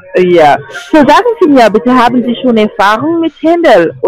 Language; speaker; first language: German; non-native, learner; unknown